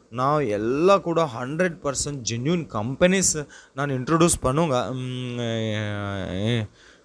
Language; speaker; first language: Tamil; non-native, local second language; Kannada